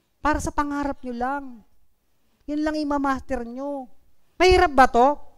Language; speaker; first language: Filipino; non-native, local second language; Bikol